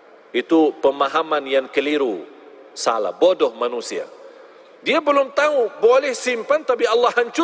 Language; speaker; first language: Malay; non-native, fluent; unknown